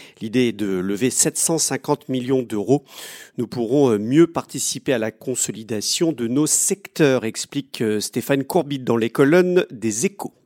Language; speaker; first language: French; native; French